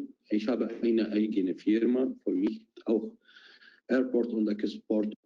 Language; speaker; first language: German; non-native, learner; Arabic